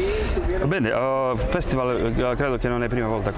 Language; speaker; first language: Italian; non-native, fluent; Croatian